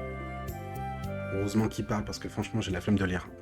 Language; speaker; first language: French; native; French